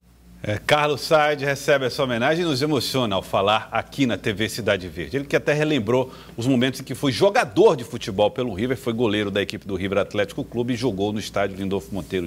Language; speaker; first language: Portuguese; native; Portuguese